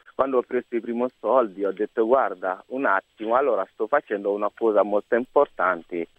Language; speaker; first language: Italian; non-native, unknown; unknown